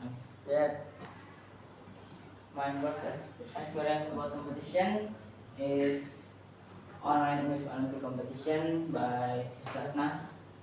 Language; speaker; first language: English; non-native, learner; Indonesian